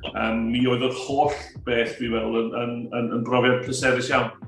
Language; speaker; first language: Welsh; native; Welsh